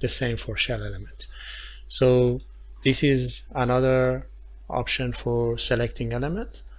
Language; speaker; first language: English; non-native, fluent; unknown